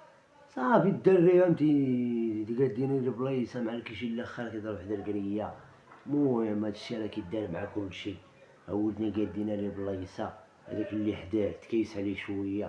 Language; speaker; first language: Arabic; native; Arabic